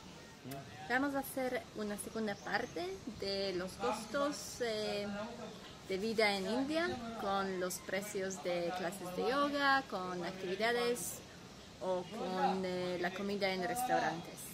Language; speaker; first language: Spanish; non-native, fluent; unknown